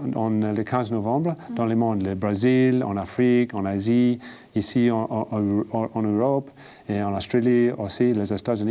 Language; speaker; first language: French; non-native, learner; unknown